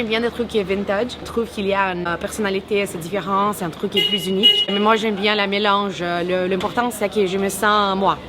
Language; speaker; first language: French; non-native, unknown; Portuguese